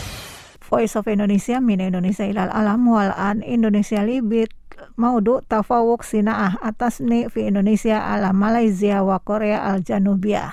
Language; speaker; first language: Arabic; non-native, fluent; Indonesian